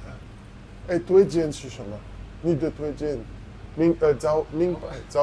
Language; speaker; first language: Chinese; non-native, learner; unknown